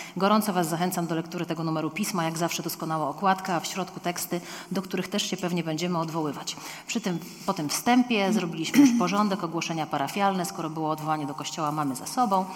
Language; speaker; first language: Polish; native; Polish